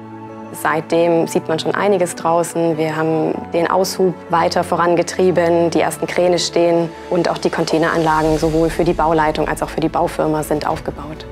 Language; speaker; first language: German; native; German